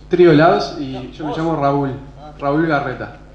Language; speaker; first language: Spanish; native; Spanish